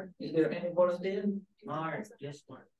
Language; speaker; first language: English; non-native, fluent; Indonesian